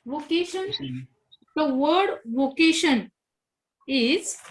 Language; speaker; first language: English; non-native, local second language; Marathi